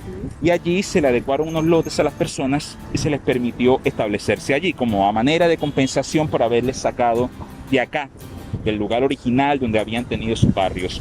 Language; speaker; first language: Spanish; native; Spanish